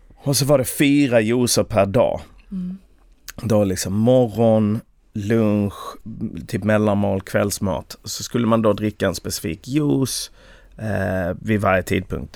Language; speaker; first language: Swedish; native; Swedish